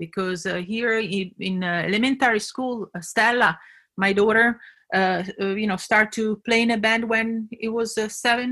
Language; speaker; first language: English; non-native, fluent; Italian